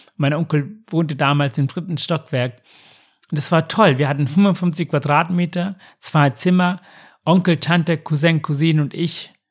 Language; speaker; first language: German; non-native, fluent; Tamil